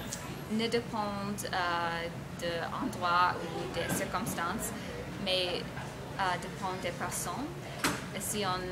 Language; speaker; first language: French; non-native, learner; English